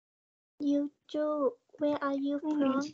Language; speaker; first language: English; non-native, learner; Vietnamese